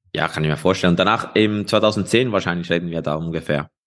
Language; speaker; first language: German; non-native, fluent; Spanish